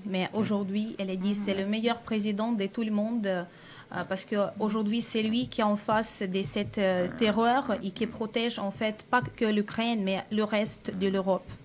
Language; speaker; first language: French; non-native, fluent; Russian